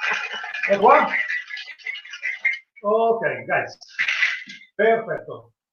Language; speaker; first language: English; non-native, learner; Italian